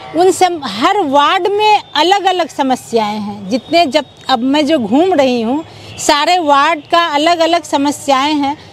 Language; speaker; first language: Hindi; native; Hindi